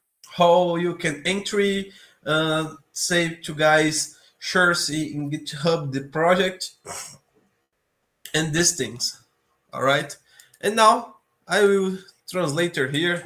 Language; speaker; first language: English; non-native, learner; Portuguese